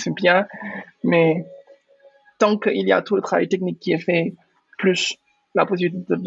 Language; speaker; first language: French; non-native, local second language; Wolof